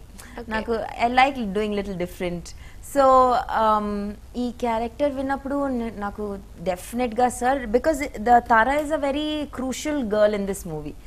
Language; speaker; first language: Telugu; non-native, learner; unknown